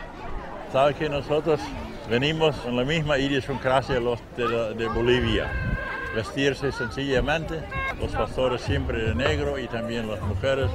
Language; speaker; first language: Spanish; non-native, fluent; Plautdietsch